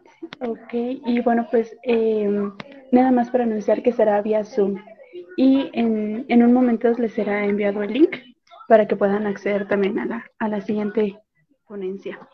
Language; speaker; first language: Spanish; native; Spanish